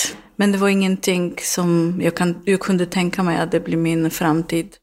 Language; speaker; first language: Swedish; non-native, learner; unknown